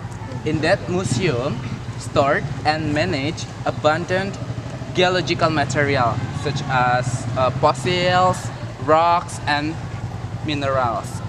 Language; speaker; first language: English; non-native, learner; Indonesian